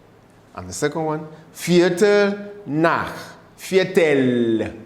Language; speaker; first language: German; non-native, fluent; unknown